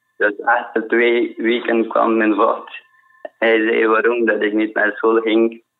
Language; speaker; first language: Dutch; non-native, fluent; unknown